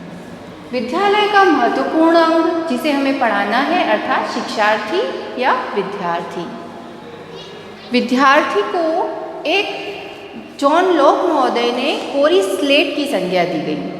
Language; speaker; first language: Hindi; native; Hindi